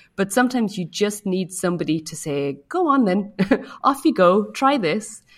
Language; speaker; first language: English; native; English